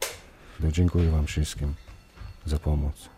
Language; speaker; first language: Polish; non-native, learner; Chechen